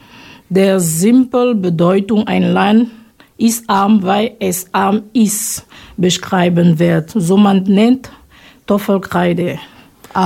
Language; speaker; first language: German; non-native, fluent; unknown